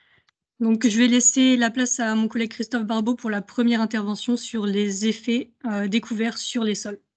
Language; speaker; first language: French; native; French